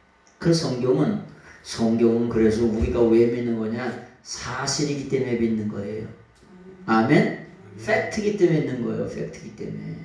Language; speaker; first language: Korean; native; Korean